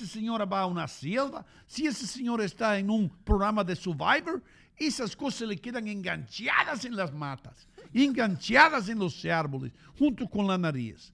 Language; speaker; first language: Spanish; native; Spanish